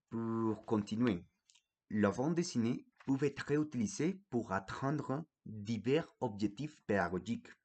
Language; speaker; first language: French; non-native, fluent; Spanish